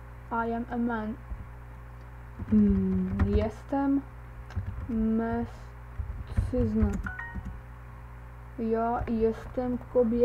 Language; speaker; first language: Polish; non-native, learner; Czech